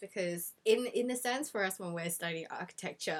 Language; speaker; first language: English; non-native, local second language; Cantonese